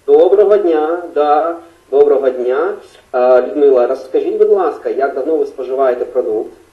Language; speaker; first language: Ukrainian; non-native, local second language; Russian